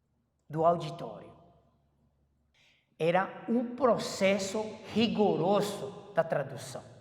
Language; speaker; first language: Portuguese; non-native, fluent; Chinese